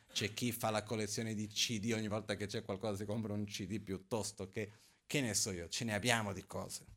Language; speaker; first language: Italian; non-native, fluent; Portuguese